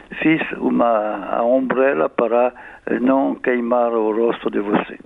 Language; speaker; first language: Portuguese; non-native, fluent; French